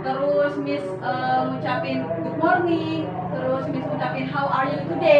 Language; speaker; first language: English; non-native, learner; Indonesian